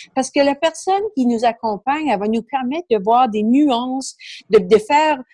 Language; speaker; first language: French; native; French